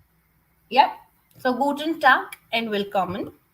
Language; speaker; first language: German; non-native, fluent; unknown